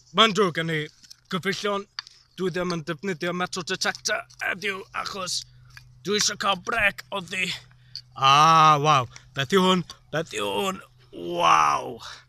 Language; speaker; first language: Welsh; non-native, learner; English